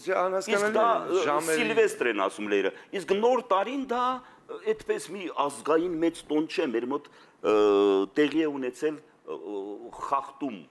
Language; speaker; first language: Armenian; native; Armenian